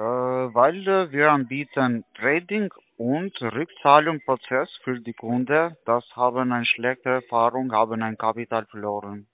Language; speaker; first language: German; non-native, learner; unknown